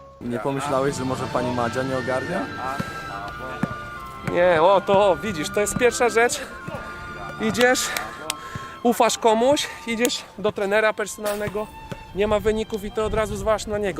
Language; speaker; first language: Polish; native; Polish